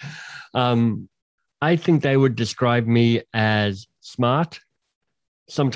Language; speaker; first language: English; native; English